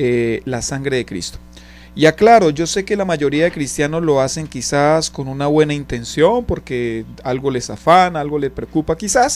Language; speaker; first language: Spanish; native; Spanish